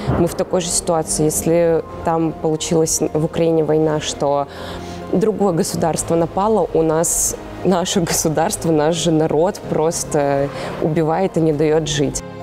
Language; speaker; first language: Russian; native; Russian